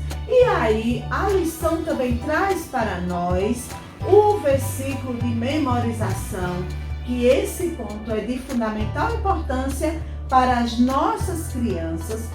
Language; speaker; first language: Portuguese; native; Portuguese